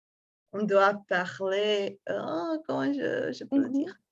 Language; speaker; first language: French; non-native, fluent; Czech